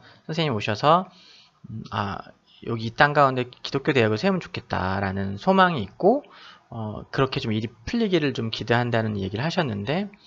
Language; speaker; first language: Korean; native; Korean